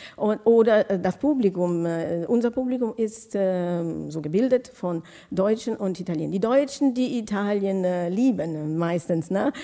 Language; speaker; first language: German; non-native, fluent; Italian